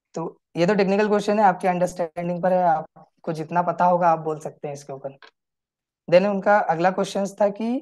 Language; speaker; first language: Hindi; native; Hindi